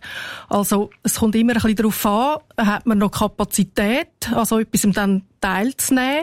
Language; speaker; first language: German; native; German